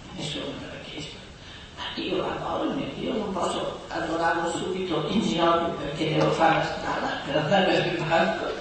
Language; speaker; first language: Italian; native; Italian